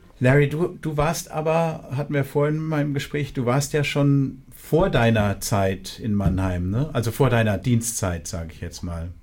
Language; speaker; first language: German; native; German